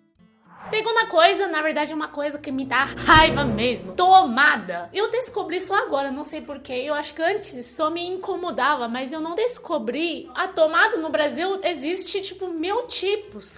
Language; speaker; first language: Portuguese; non-native, fluent; Chinese